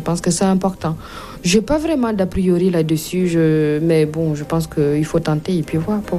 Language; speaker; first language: French; non-native, local second language; Mossi